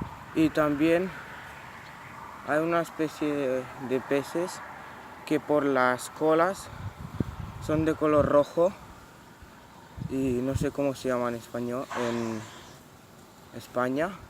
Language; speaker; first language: Spanish; non-native, local second language; Catalan